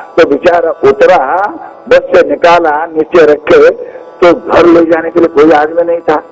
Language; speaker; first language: Hindi; non-native, local second language; Kannada